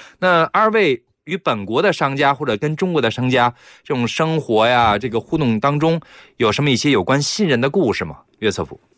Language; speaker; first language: Chinese; native; Chinese